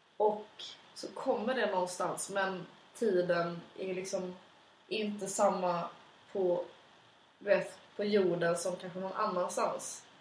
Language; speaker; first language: Swedish; native; Swedish